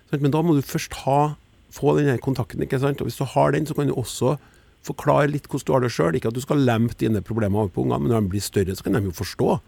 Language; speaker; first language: Norwegian; native; Norwegian